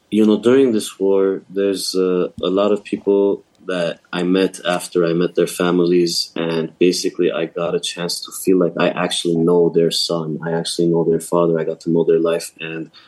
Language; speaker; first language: English; native; English